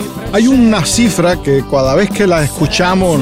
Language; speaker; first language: Spanish; non-native, learner; Ukrainian